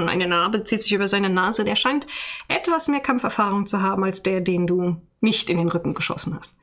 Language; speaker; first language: German; native; German